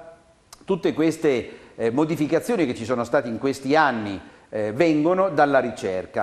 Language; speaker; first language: Italian; native; Italian